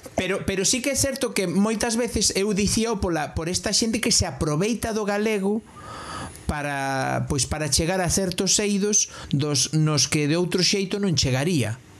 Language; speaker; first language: Galician; non-native, local second language; Spanish